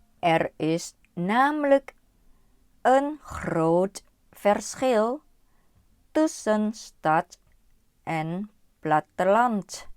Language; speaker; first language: Dutch; non-native, learner; Thai